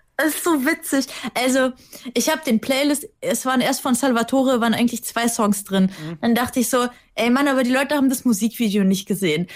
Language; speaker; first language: German; early bilingual, other home language; Russian